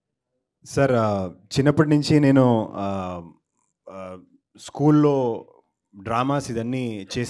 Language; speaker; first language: Telugu; non-native, learner; Kannada